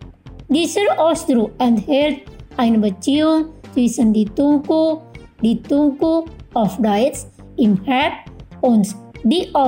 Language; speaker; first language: German; non-native, local second language; Indonesian